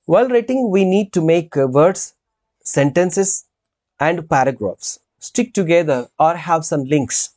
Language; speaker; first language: English; non-native, local second language; Telugu